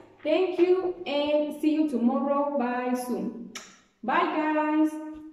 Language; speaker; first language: English; non-native, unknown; Spanish